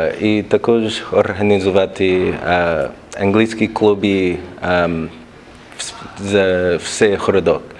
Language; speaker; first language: Ukrainian; non-native, learner; English